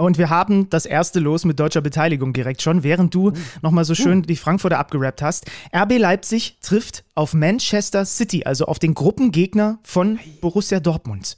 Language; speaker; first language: German; native; German